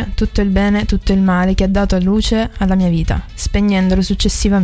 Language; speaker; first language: Italian; native; Italian